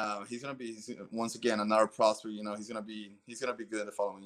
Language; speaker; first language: English; early bilingual, other home language; Spanish